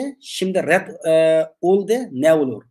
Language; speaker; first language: Turkish; non-native, learner; Uyghur